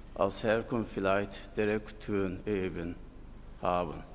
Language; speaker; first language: German; non-native, fluent; Turkish